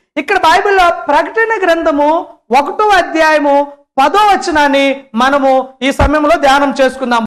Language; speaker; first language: Telugu; non-native, local second language; Lambadi